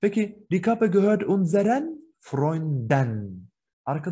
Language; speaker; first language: German; non-native, fluent; Turkish